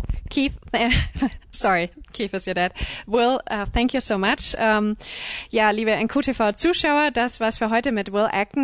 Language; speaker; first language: German; native; German